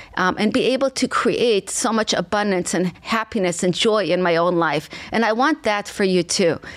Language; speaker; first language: English; non-native, fluent; Hebrew